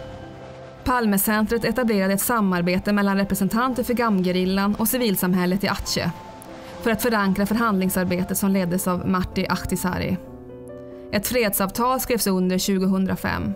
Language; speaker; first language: Swedish; native; Swedish